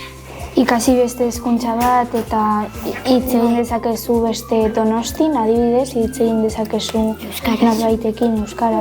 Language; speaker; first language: Basque; non-native, local second language; Spanish